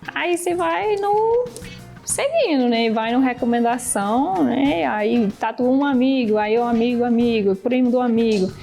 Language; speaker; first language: Portuguese; non-native, fluent; English